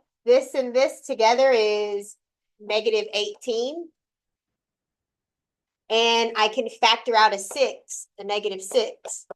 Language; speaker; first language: English; native; English